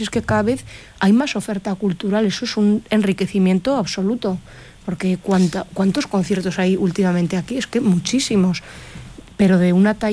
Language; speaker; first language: Spanish; native; Spanish